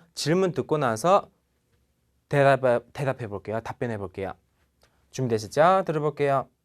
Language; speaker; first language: Korean; non-native, fluent; Chinese